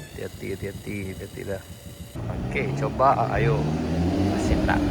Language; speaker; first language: Indonesian; non-native, local second language; Minangkabau